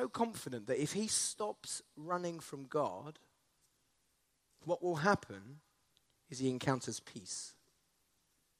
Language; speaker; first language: English; native; English